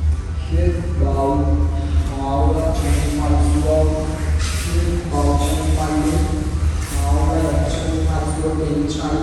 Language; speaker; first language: Vietnamese; non-native, learner; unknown